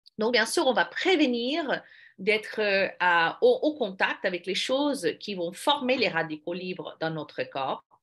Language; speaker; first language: French; non-native, fluent; English